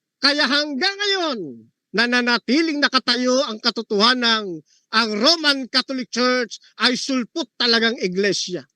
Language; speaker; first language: Filipino; native; Filipino